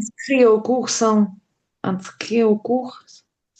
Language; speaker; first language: French; non-native, learner; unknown